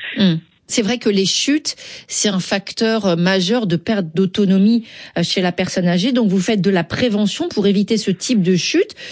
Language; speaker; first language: French; native; French